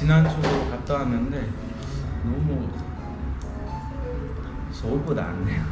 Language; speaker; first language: Korean; non-native, fluent; Uzbek